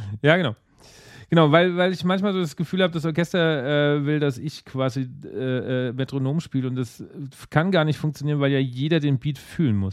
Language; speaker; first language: German; native; German